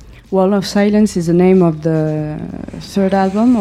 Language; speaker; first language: English; non-native, learner; French